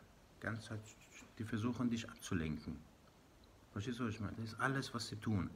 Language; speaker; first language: German; non-native, learner; Persian